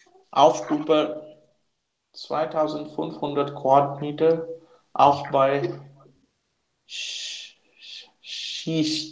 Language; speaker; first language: German; non-native, learner; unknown